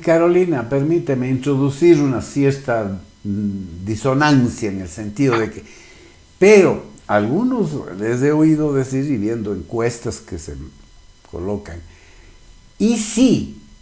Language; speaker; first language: Spanish; native; Spanish